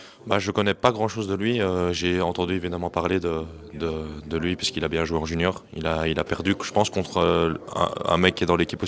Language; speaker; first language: French; native; French